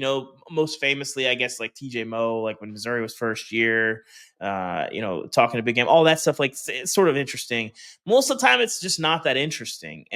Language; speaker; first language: English; native; English